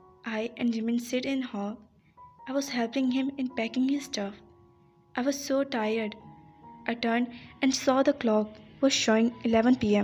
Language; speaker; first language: English; non-native, local second language; Urdu